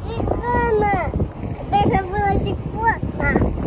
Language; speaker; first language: Russian; early bilingual, heritage; Russian